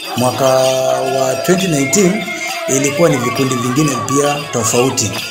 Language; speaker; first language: Swahili; non-native, local second language; Turkmen